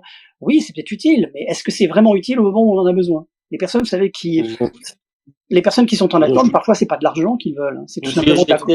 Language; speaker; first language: French; native; French